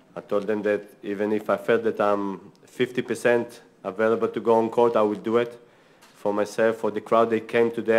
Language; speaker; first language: English; non-native, fluent; Hebrew